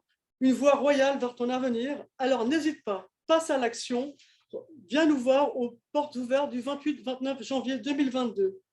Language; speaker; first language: French; native; French